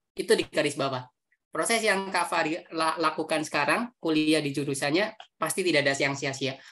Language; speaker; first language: Indonesian; native; Indonesian